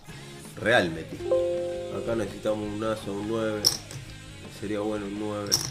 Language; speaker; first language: Spanish; native; Spanish